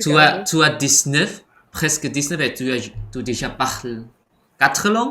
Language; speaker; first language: French; non-native, learner; Indonesian